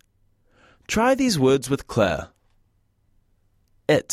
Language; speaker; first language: English; native; English